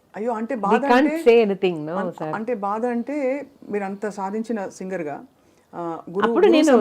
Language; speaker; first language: Telugu; native; Telugu